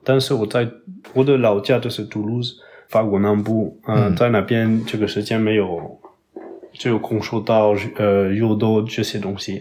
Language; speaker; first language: Chinese; non-native, fluent; French